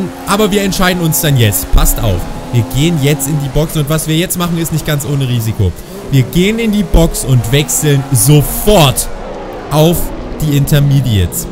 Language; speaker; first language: German; native; German